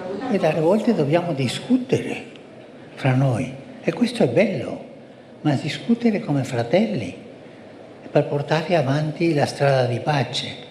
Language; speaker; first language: Italian; non-native, fluent; Spanish